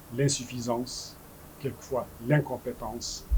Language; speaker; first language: French; non-native, local second language; Kabyle